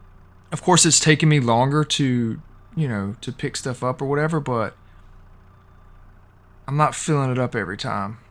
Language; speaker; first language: English; native; English